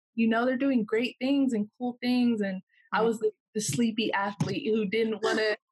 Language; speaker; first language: English; native; English